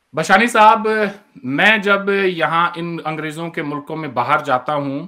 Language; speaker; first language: Hindi; native; Hindi